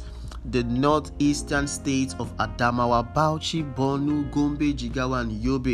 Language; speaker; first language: English; non-native, local second language; Yoruba